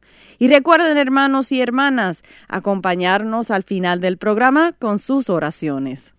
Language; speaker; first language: Spanish; native; Spanish